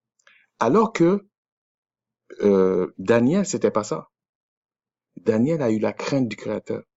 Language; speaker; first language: French; native; French